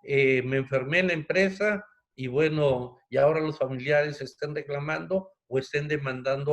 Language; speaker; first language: Spanish; native; Spanish